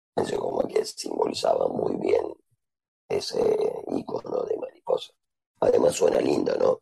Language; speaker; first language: Spanish; non-native, fluent; Turkish